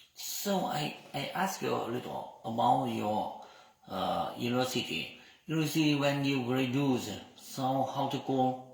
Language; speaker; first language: English; non-native, learner; Vietnamese